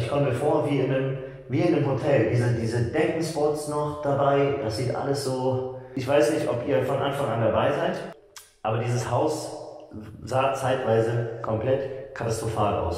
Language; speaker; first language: German; native; German